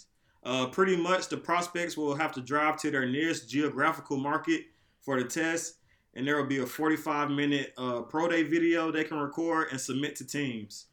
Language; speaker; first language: English; native; English